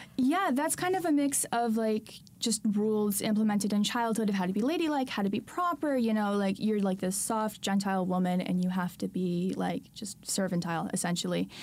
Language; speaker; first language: English; native; English